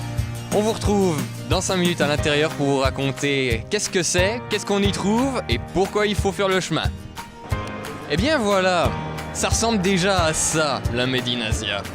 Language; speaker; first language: French; native; French